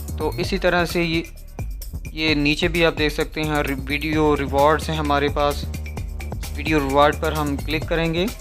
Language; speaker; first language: Urdu; non-native, local second language; Punjabi